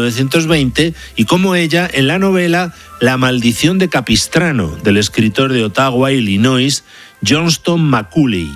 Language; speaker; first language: Spanish; native; Spanish